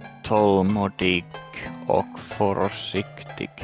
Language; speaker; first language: Swedish; non-native, learner; English